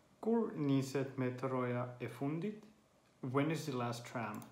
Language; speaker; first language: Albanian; non-native, learner; Finnish